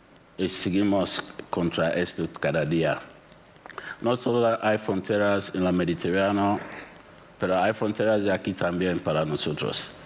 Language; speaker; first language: Spanish; non-native, learner; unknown